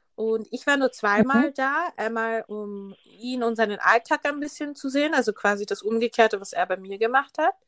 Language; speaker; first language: German; early bilingual, other home language; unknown